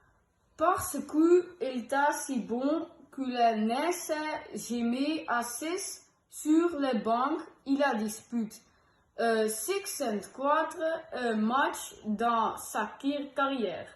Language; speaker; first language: French; non-native, learner; Dutch